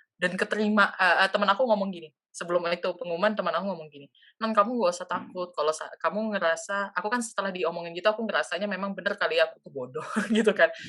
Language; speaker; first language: Indonesian; native; Indonesian